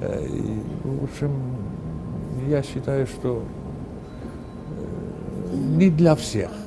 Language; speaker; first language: Russian; non-native, fluent; Armenian